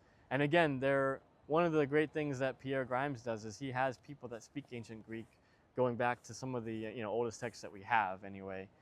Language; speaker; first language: English; native; English